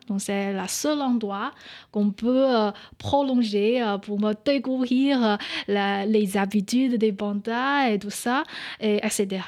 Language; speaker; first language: French; non-native, fluent; Chinese